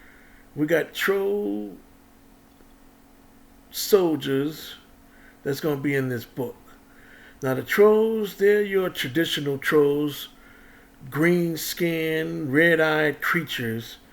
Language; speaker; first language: English; native; English